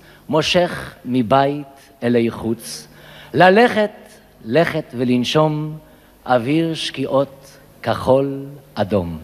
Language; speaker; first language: Hebrew; native; Hebrew